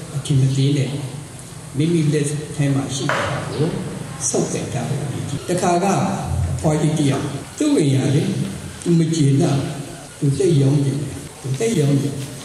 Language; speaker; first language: Burmese; non-native, local second language; S'gaw Karen